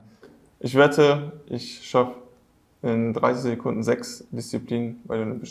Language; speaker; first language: German; native; German